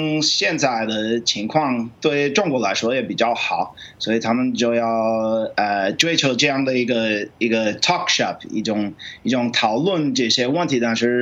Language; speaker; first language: Chinese; non-native, fluent; English